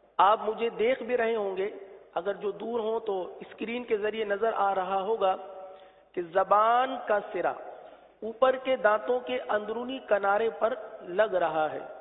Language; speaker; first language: Urdu; native; Urdu